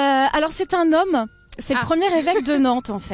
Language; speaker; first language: French; native; French